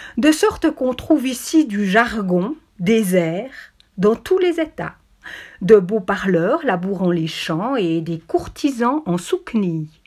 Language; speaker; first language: French; native; French